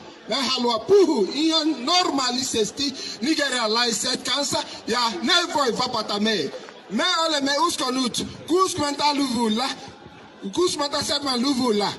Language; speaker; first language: Finnish; non-native, learner; Igbo